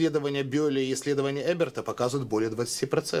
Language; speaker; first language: Russian; native; Russian